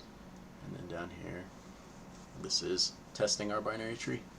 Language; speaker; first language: English; native; English